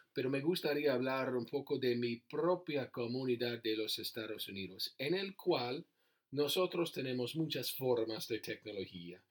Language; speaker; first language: Spanish; non-native, learner; English